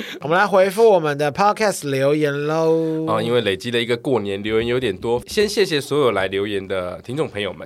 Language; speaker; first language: Chinese; native; Chinese